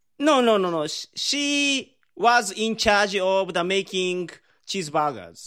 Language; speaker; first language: English; non-native, learner; Japanese